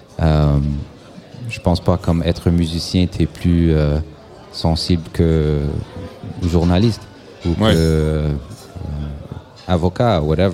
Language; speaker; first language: French; non-native, local second language; English